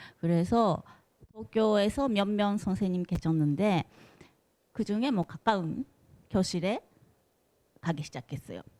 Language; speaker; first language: Korean; non-native, fluent; Japanese